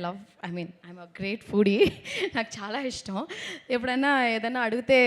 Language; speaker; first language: Telugu; non-native, local second language; Tamil